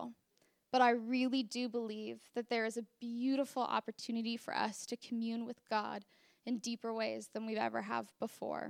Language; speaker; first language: English; native; English